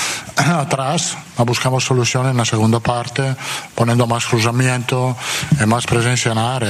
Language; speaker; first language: Portuguese; non-native, fluent; Italian